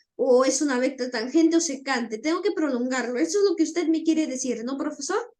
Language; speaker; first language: Spanish; native; Spanish